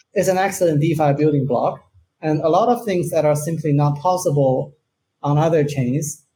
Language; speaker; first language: English; non-native, fluent; Chinese